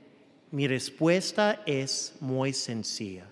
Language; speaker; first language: Spanish; early bilingual, heritage; English